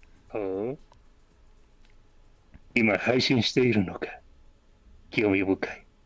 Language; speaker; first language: Japanese; non-native, learner; English